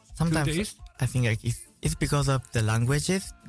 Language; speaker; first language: English; non-native, learner; Japanese